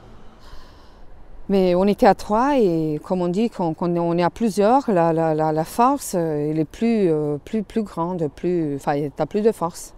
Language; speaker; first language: French; non-native, fluent; Romanian